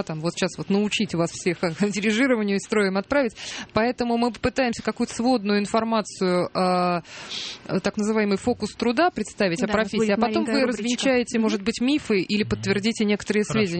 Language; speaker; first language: Russian; native; Russian